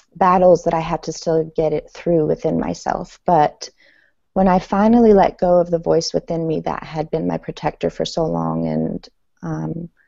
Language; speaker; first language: English; early bilingual, other home language; Persian